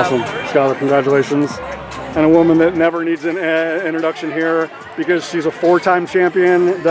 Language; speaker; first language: English; native; English